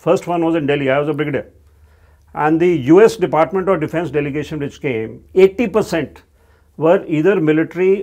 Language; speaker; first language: English; non-native, local second language; Hindi